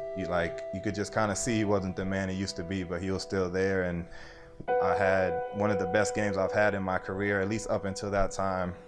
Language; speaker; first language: English; native; English